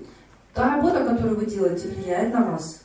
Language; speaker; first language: Russian; native; Russian